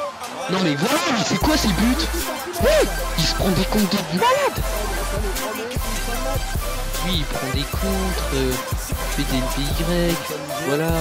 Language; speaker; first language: French; native; French